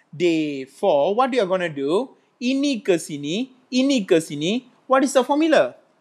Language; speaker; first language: English; non-native, local second language; Malay